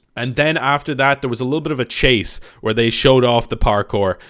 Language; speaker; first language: English; native; English